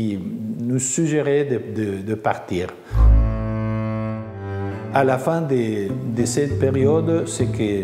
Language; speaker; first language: French; non-native, fluent; Spanish